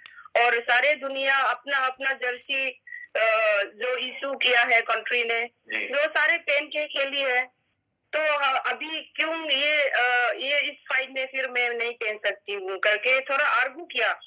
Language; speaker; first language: Hindi; non-native, local second language; Manipuri